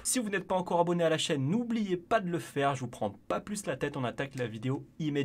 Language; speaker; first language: French; native; French